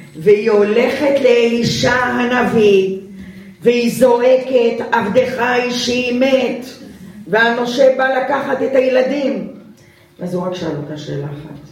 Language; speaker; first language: Hebrew; early bilingual, other home language; Arabic